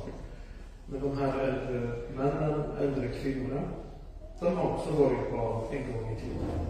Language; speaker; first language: Swedish; non-native, fluent; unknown